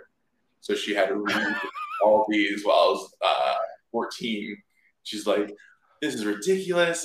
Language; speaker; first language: English; native; English